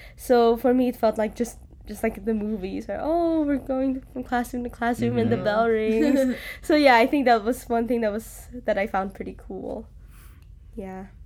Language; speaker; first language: English; native; English